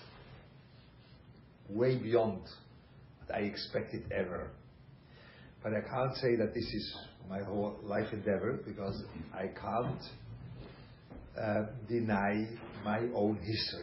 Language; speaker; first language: English; non-native, fluent; German